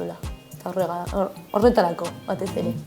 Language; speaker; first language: Basque; non-native, local second language; Spanish